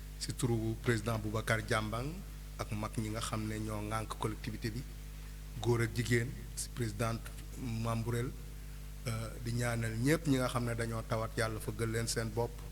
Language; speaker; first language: Wolof; non-native, local second language; Mandingo